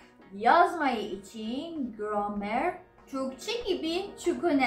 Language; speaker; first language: Turkish; non-native, fluent; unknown